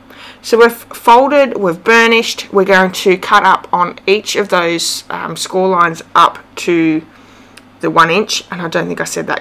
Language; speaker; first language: English; native; English